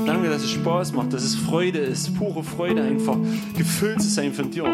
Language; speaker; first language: German; native; German